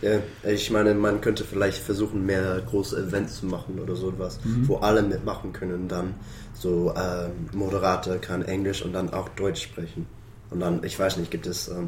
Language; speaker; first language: German; non-native, fluent; English